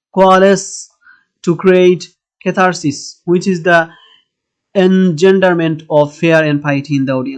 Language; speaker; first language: English; non-native, local second language; Bangla